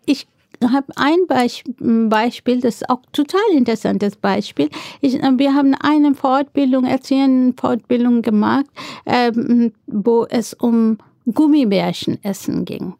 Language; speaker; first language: German; non-native, fluent; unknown